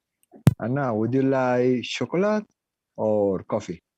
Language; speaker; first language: English; non-native, learner; Spanish